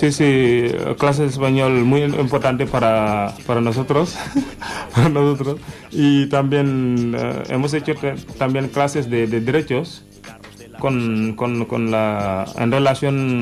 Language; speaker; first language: Spanish; non-native, learner; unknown